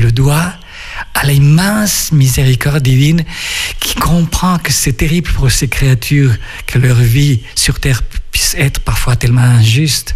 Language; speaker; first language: French; non-native, fluent; Spanish